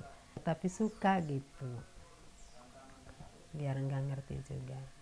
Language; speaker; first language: Indonesian; non-native, local second language; Sundanese